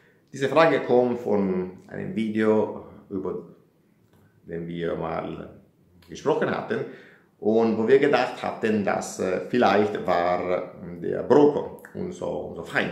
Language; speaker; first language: German; non-native, fluent; Italian